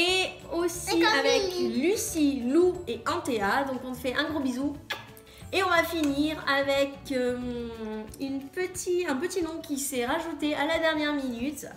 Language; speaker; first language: French; native; French